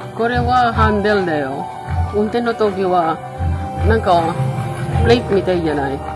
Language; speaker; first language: Japanese; non-native, learner; Filipino